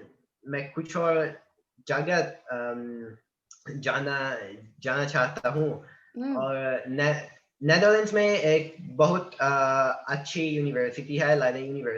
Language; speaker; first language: Hindi; non-native, learner; Italian